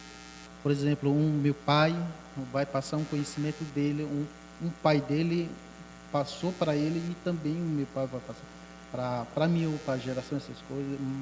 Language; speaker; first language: Portuguese; non-native, local second language; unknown